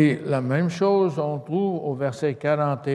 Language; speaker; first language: French; native; French